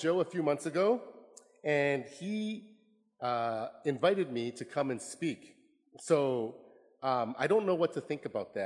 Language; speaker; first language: English; native; English